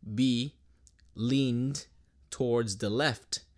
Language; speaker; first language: English; non-native, fluent; Portuguese